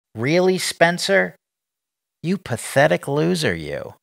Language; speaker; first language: English; native; English